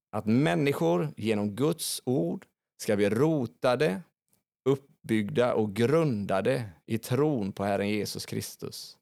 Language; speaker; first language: Swedish; native; Swedish